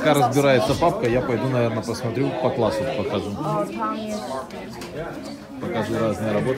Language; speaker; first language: Russian; native; Russian